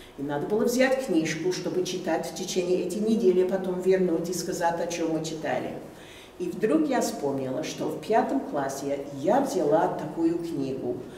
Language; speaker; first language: Russian; non-native, fluent; English